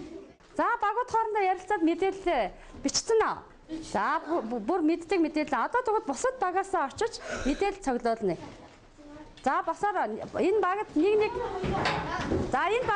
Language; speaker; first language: Mongolian; native; Mongolian